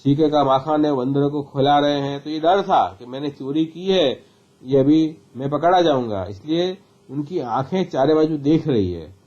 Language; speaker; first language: Hindi; non-native, local second language; Gujarati